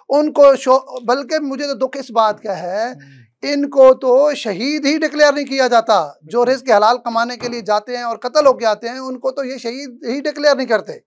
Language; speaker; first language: Urdu; non-native, local second language; Saraiki